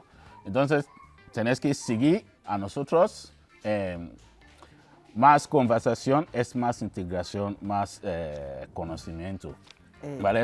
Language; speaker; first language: Spanish; non-native, learner; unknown